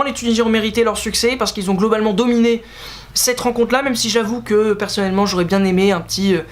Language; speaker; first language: French; native; French